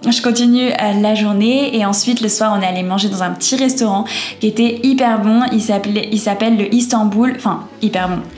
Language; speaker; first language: French; native; French